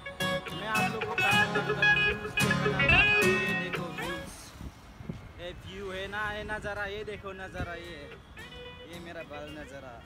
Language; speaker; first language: Hindi; non-native, local second language; Bodo